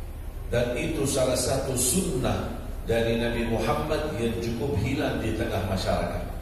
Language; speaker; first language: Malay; non-native, fluent; Arabic